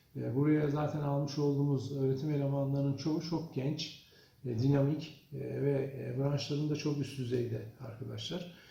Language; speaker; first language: Turkish; early bilingual, other home language; Azerbaijani